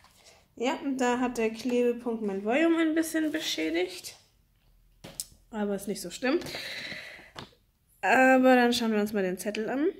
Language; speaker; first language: German; native; German